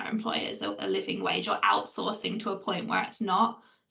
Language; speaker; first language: English; native; English